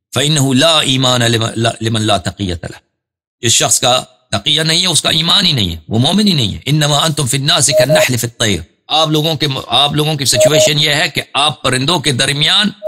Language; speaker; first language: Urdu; non-native, fluent; Persian